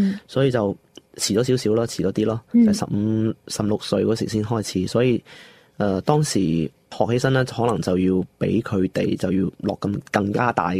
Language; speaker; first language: Cantonese; non-native, local second language; Chinese